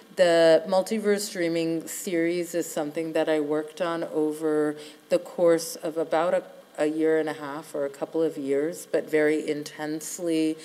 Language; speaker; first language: English; native; English